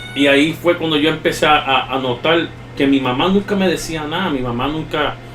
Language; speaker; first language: Spanish; early bilingual, heritage; Spanish